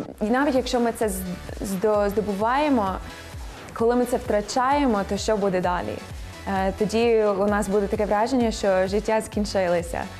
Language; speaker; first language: Ukrainian; non-native, fluent; English